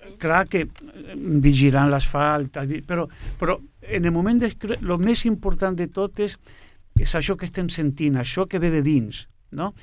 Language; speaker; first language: Catalan; non-native, fluent; Portuguese